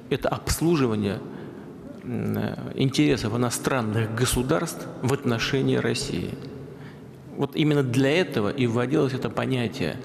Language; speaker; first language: Russian; native; Russian